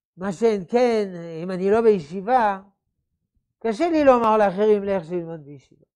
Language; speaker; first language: Hebrew; non-native, fluent; French